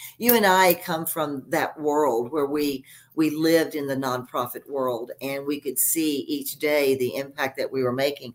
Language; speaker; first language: English; native; English